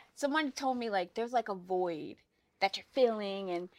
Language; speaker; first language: English; native; English